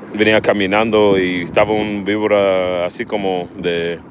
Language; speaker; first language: Spanish; early bilingual, heritage; Spanish